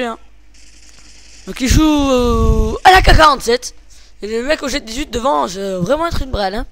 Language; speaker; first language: French; native; French